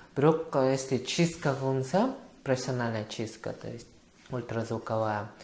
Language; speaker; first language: Russian; non-native, local second language; Kyrgyz